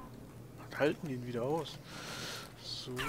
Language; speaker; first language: German; native; German